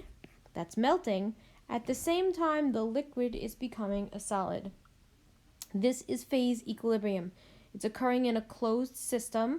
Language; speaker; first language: English; native; English